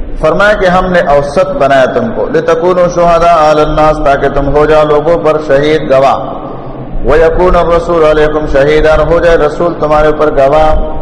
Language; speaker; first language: Urdu; non-native, local second language; Pashto